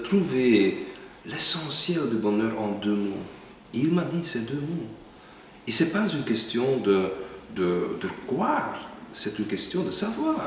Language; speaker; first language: French; non-native, local second language; Dutch